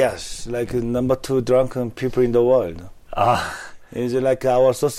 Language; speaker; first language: English; non-native, learner; Korean